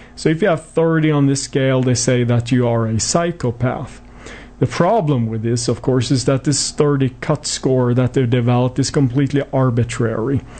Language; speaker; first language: English; non-native, fluent; Swedish